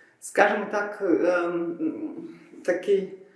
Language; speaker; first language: Ukrainian; non-native, fluent; German